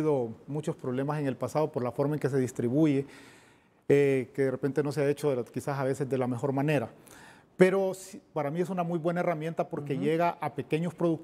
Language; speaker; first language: Spanish; native; Spanish